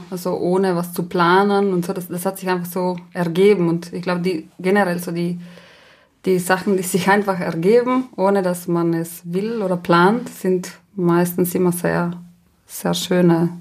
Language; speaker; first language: German; non-native, local second language; Ladin